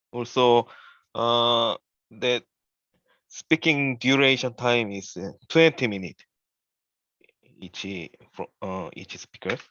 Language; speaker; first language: English; non-native, learner; Korean